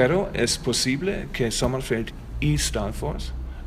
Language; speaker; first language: Spanish; non-native, learner; German